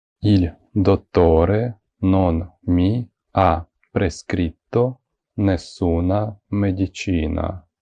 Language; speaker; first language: Italian; non-native, fluent; Ukrainian